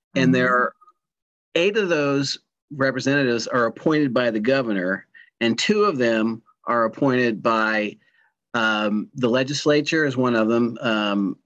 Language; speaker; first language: English; native; English